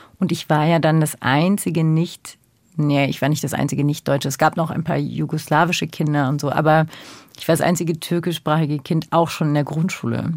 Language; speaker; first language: German; early bilingual, other home language; Turkish